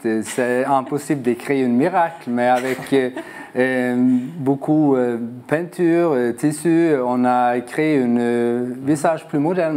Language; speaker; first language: French; non-native, learner; Swedish